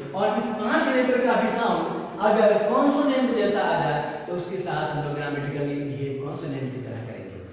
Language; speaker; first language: Hindi; native; Hindi